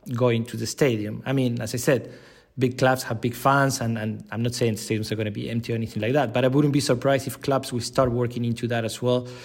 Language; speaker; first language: English; non-native, fluent; Spanish